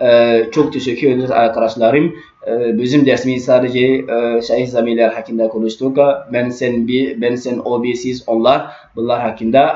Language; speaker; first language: Turkish; non-native, learner; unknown